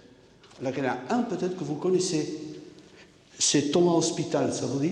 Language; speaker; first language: French; native; French